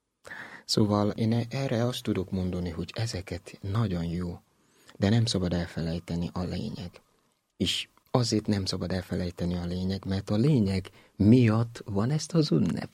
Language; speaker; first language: Hungarian; non-native, learner; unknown